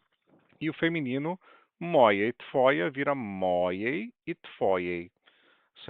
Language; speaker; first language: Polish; non-native, fluent; Portuguese